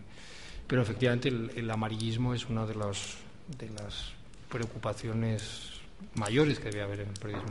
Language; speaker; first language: Spanish; native; Spanish